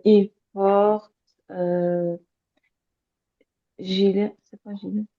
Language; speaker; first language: French; non-native, learner; Azerbaijani